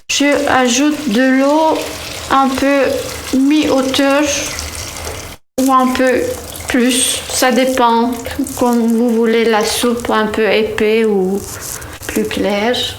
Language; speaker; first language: French; non-native, fluent; Turkish